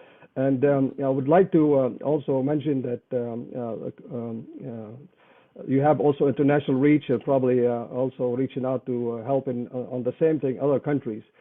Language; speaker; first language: English; non-native, fluent; Arabic